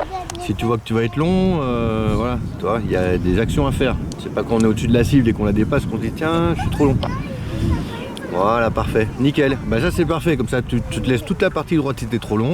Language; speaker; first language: French; native; French